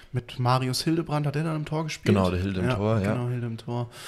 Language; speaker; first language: German; native; German